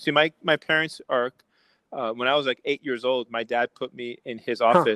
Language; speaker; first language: English; early bilingual, other home language; Persian